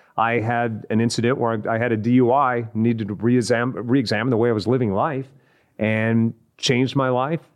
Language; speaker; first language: English; native; English